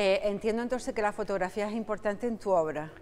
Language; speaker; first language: Spanish; native; Spanish